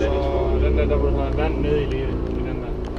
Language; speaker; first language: Danish; native; Danish